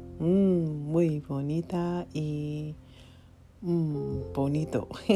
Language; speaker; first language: Spanish; non-native, learner; English